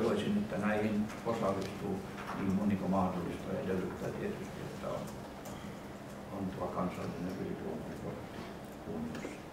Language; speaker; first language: Finnish; native; Finnish